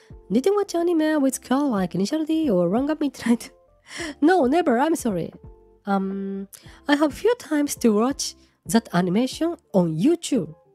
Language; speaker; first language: English; non-native, learner; Japanese